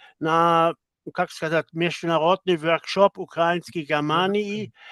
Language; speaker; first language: Russian; non-native, learner; German